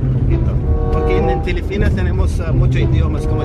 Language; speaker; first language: Spanish; non-native, learner; Filipino